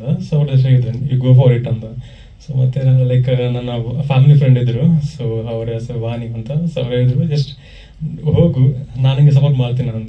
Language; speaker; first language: Kannada; non-native, local second language; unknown